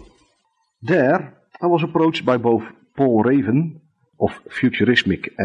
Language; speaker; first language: English; non-native, fluent; Dutch